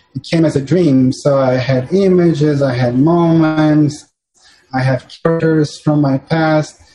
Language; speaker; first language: English; non-native, fluent; Portuguese